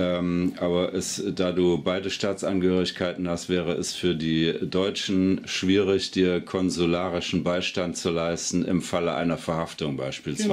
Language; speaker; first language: German; native; German